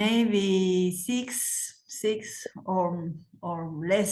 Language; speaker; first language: English; non-native, learner; Spanish